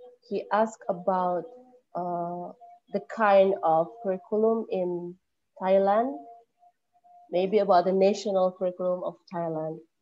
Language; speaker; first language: English; non-native, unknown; Indonesian